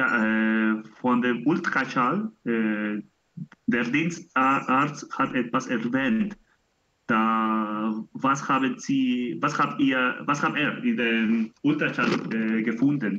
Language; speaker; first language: German; non-native, learner; Spanish